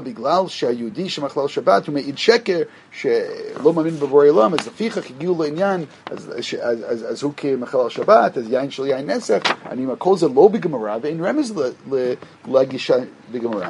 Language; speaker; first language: Hebrew; non-native, fluent; English